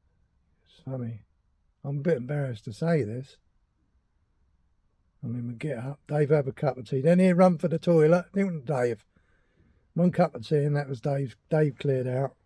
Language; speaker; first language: English; native; English